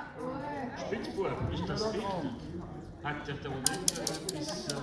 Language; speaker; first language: German; non-native, local second language; French